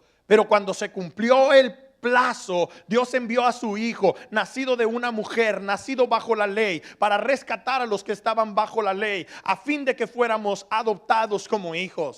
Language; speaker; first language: Spanish; early bilingual, heritage; Spanish